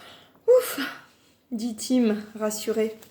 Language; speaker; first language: French; native; French